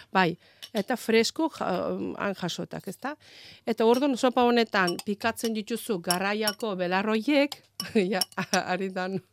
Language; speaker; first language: Basque; non-native, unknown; Azerbaijani